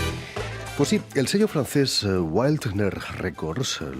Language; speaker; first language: Spanish; native; Spanish